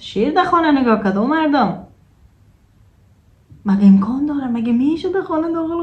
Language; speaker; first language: Persian; native; Persian